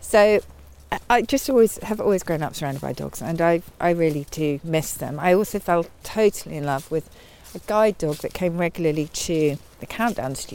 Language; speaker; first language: English; native; English